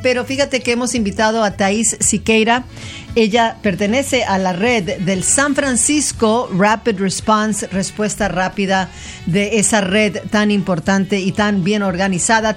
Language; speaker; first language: Spanish; native; Spanish